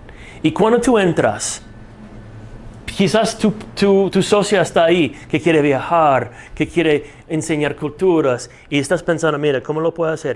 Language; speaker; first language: Spanish; non-native, fluent; English